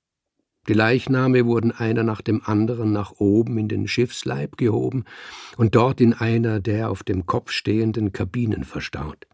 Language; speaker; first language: German; native; German